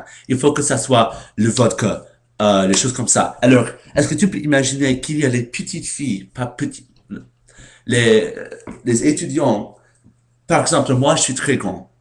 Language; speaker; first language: French; non-native, learner; English